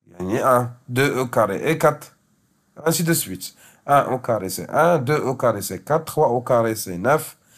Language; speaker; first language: French; non-native, local second language; Arabic